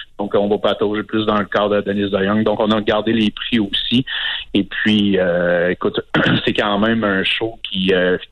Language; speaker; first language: French; native; French